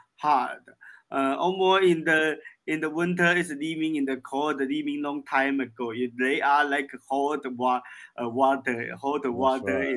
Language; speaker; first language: English; non-native, learner; Chinese